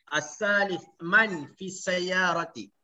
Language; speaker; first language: Arabic; non-native, fluent; Malay